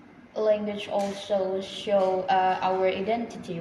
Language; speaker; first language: English; non-native, fluent; Indonesian